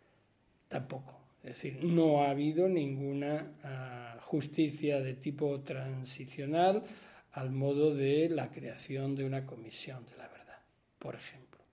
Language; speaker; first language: Spanish; native; Spanish